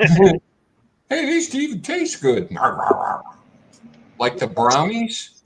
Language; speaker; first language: English; native; English